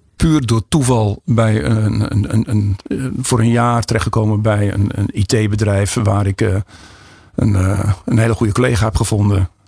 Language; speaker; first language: Dutch; native; Dutch